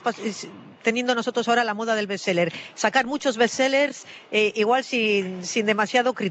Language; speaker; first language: Spanish; native; Spanish